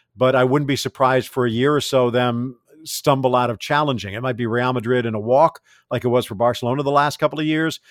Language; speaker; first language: English; native; English